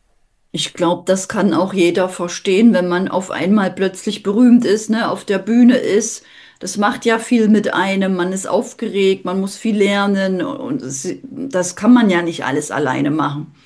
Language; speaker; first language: German; native; German